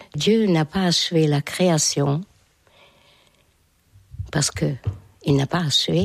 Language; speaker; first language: French; non-native, fluent; Hungarian